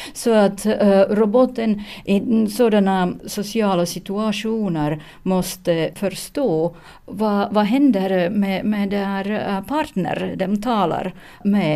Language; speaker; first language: Swedish; non-native, learner; Finnish